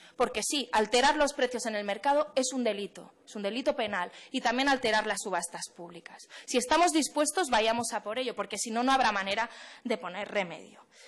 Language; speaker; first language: Spanish; non-native, local second language; Catalan